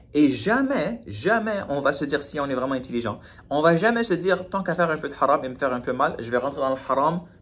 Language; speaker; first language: French; native; French